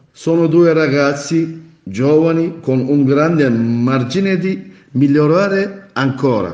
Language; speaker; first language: Italian; non-native, fluent; Turkish